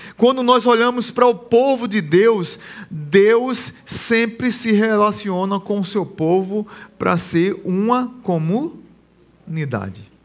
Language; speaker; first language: Portuguese; native; Portuguese